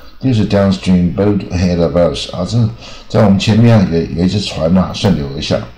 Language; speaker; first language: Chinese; native; Chinese